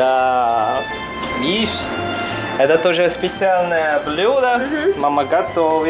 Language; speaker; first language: Russian; non-native, fluent; Chinese